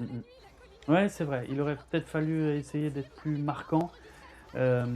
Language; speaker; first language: French; native; French